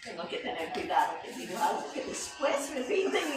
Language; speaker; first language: Spanish; non-native, fluent; English